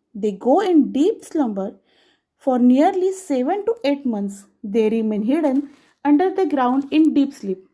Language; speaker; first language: English; non-native, local second language; Marathi